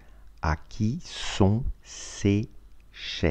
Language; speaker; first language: French; non-native, fluent; Russian